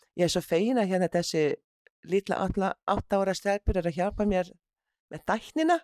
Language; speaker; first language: Icelandic; non-native, learner; Hungarian